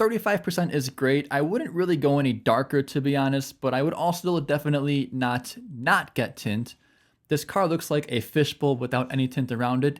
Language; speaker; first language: English; native; English